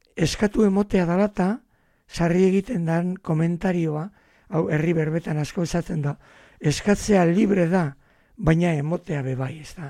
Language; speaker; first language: Basque; native; Basque